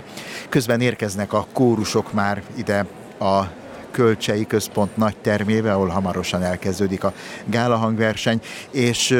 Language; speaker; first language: Hungarian; native; Hungarian